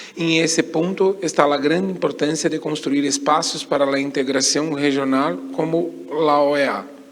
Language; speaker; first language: Portuguese; native; Portuguese